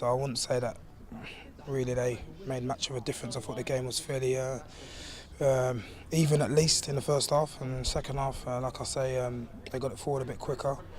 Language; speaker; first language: English; native; English